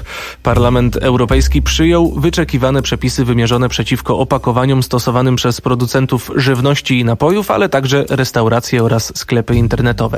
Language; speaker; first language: Polish; native; Polish